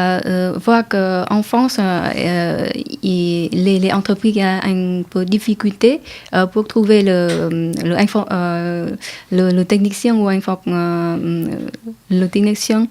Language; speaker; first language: French; non-native, learner; Vietnamese